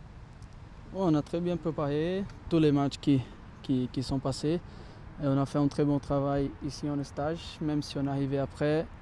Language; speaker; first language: French; non-native, learner; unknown